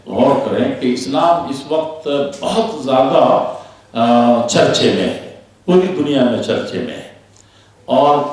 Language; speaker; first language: Urdu; native; Urdu